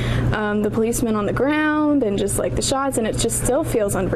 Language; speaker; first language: English; native; English